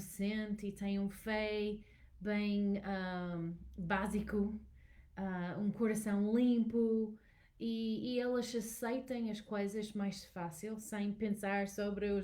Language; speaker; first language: Portuguese; non-native, learner; English